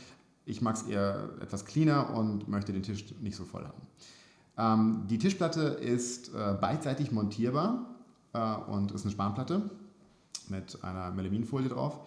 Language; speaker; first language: German; native; German